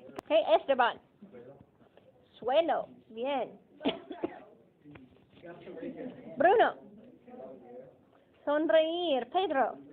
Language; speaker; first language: Spanish; non-native, fluent; English